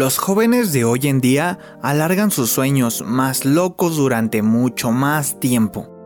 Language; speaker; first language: Spanish; native; Spanish